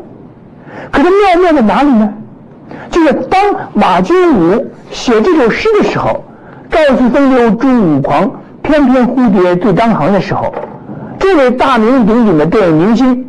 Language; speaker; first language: Chinese; native; Chinese